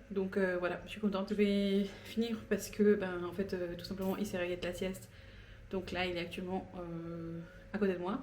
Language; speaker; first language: French; native; French